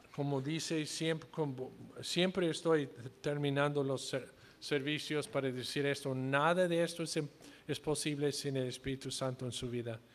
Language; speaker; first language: Spanish; non-native, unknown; English